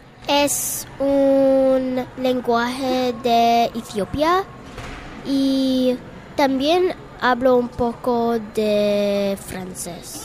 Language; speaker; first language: Spanish; non-native, learner; English